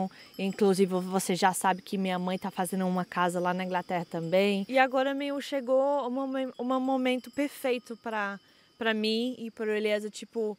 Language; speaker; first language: Portuguese; non-native, fluent; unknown